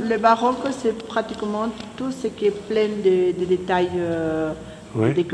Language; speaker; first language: French; non-native, fluent; Spanish